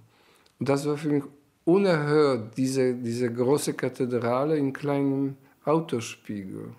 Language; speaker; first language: German; non-native, fluent; Polish